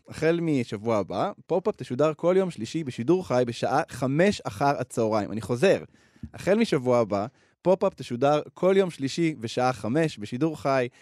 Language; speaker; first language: Hebrew; native; Hebrew